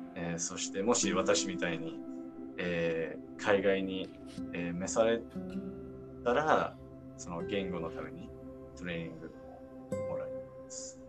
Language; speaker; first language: Japanese; non-native, fluent; English